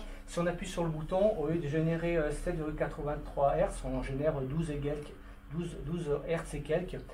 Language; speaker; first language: French; native; French